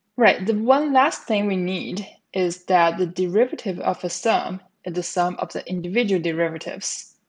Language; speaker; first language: English; native; English